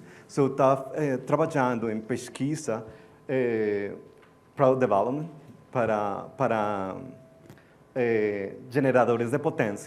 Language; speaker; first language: Portuguese; non-native, learner; Spanish